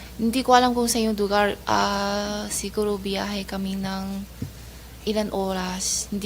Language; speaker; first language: Filipino; non-native, learner; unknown